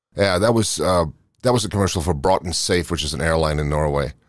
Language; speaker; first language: English; non-native, fluent; Norwegian